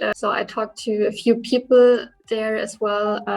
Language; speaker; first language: English; non-native, fluent; German